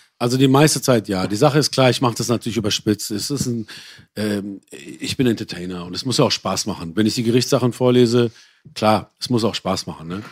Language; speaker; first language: German; early bilingual, other home language; Persian